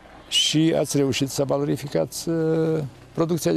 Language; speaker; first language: Romanian; native; Romanian